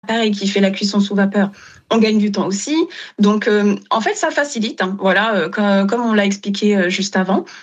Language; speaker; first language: French; non-native, local second language; Wolof